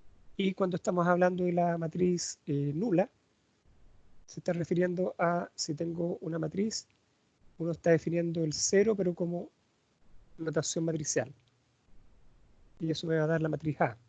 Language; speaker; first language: Spanish; native; Spanish